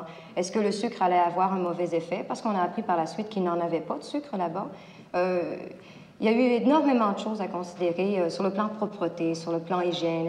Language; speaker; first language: French; native; French